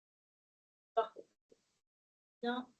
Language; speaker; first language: French; native; French